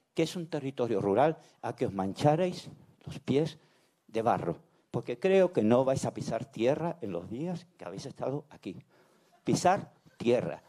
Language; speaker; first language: Spanish; native; Spanish